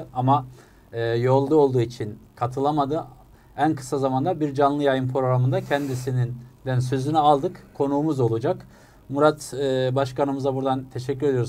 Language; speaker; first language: Turkish; native; Turkish